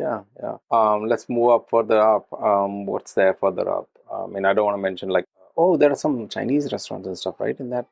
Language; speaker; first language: English; non-native, local second language; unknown